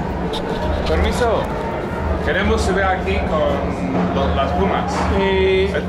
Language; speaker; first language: Spanish; non-native, learner; English